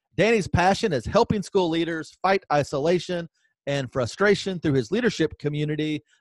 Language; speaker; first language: English; native; English